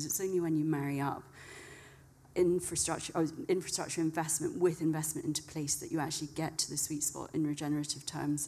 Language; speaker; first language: English; native; English